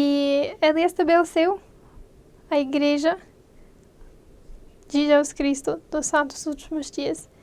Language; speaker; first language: Portuguese; non-native, fluent; English